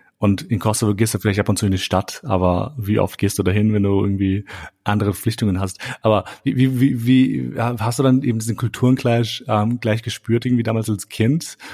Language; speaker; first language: German; early bilingual, other home language; Albanian